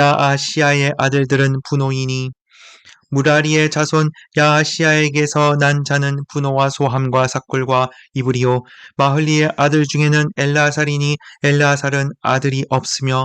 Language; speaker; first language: Korean; native; Korean